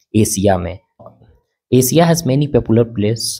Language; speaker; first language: Hindi; native; Hindi